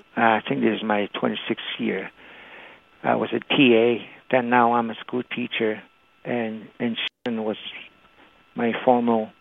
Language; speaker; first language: English; non-native, fluent; Cree